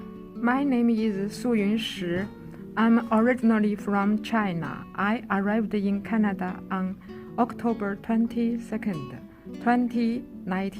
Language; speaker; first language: English; non-native, learner; Chinese